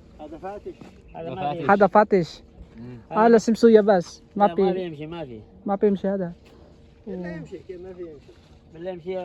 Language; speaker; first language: Arabic; non-native, learner; Filipino